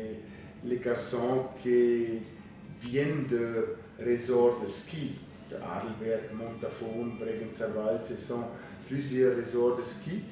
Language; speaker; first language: French; non-native, fluent; German